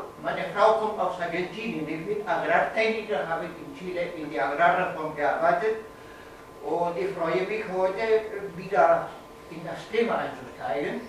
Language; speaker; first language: German; non-native, fluent; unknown